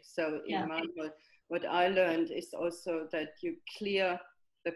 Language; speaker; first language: English; non-native, fluent; German